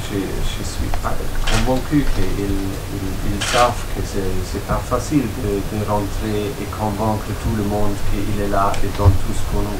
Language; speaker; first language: French; non-native, learner; German